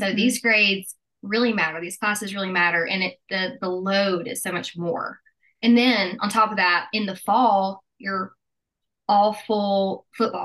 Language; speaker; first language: English; native; English